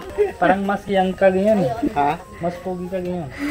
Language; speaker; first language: Filipino; non-native, learner; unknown